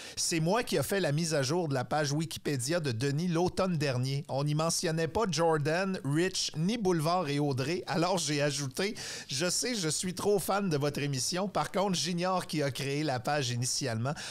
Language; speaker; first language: French; native; French